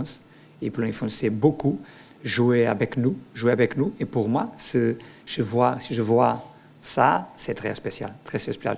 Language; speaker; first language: French; non-native, learner; Portuguese